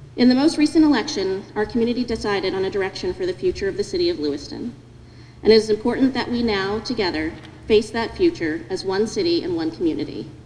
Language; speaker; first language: English; native; English